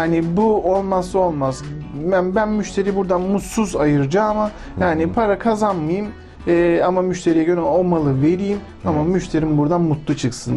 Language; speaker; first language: Turkish; early bilingual, heritage; Turkish